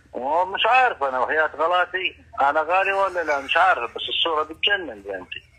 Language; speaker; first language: Arabic; native; Arabic